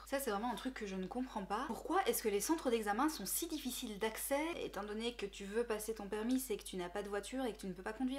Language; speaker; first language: French; native; French